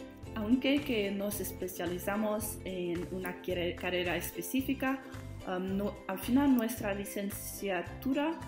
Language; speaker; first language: Spanish; non-native, learner; English